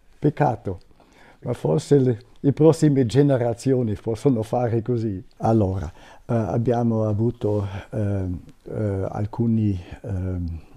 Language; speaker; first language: Italian; non-native, fluent; German